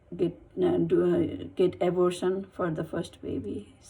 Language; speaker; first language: English; non-native, learner; Nepali